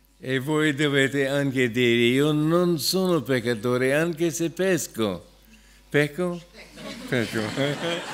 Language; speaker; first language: Italian; non-native, fluent; English